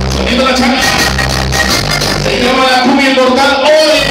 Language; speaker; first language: Spanish; native; Spanish